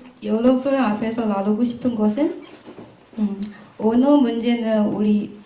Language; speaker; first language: Korean; non-native, learner; Chinese